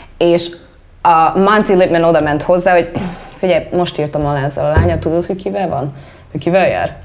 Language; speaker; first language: Hungarian; early bilingual, heritage; Hungarian